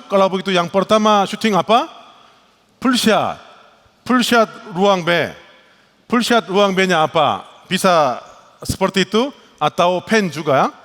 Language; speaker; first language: Indonesian; non-native, learner; Korean